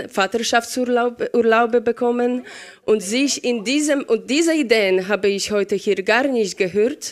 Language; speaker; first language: German; non-native, fluent; Polish